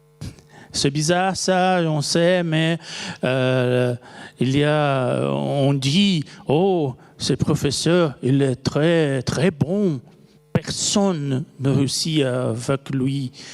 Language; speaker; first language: French; non-native, fluent; Portuguese